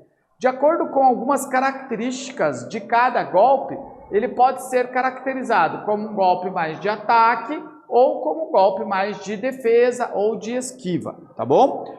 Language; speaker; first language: Portuguese; native; Portuguese